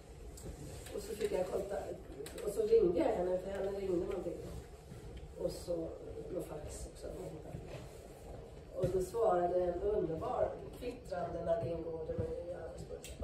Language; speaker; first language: Swedish; native; Swedish